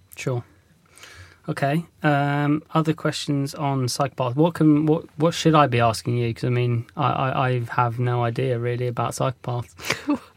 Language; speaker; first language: English; native; English